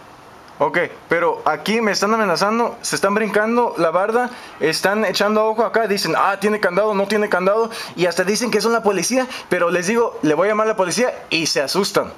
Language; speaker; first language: Spanish; native; Spanish